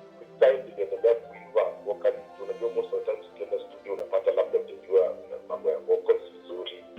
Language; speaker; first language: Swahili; non-native, local second language; Gusii